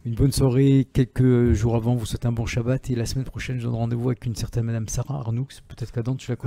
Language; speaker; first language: French; native; French